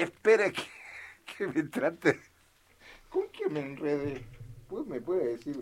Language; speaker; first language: Spanish; native; Spanish